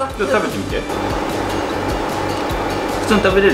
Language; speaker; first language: Japanese; native; Japanese